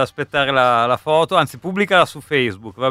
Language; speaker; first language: Italian; native; Italian